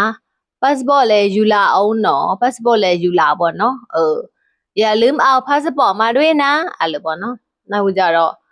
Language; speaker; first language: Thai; non-native, fluent; Burmese